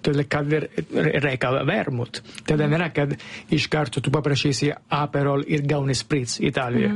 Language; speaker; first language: Lithuanian; non-native, learner; Italian